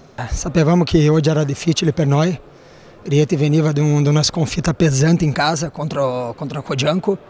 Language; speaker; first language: Italian; non-native, fluent; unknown